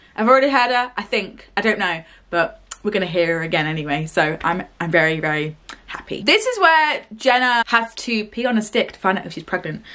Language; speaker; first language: English; native; English